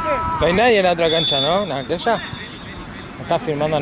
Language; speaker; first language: Spanish; native; Spanish